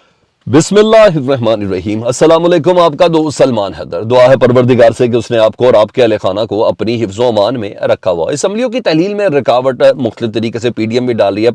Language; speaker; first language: Urdu; native; Urdu